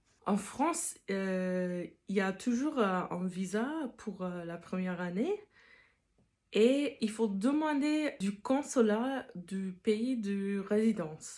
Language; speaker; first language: French; non-native, fluent; English